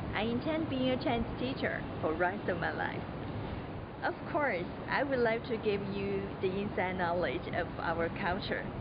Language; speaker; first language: English; non-native, fluent; Chinese